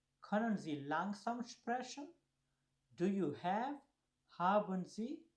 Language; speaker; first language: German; non-native, fluent; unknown